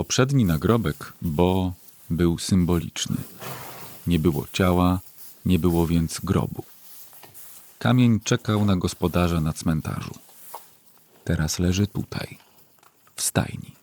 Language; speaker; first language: Polish; native; Polish